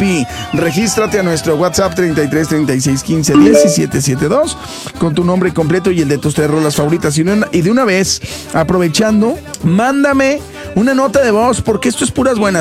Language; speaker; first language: Spanish; native; Spanish